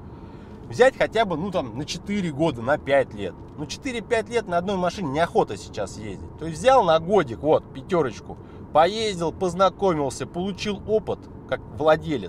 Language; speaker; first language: Russian; native; Russian